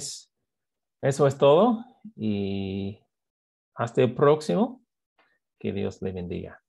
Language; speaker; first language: Spanish; non-native, fluent; English